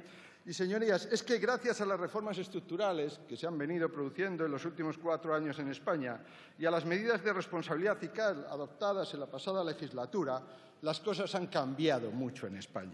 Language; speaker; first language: Spanish; native; Spanish